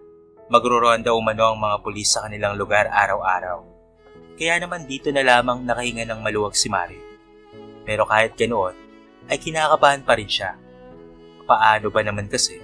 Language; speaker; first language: Filipino; native; Filipino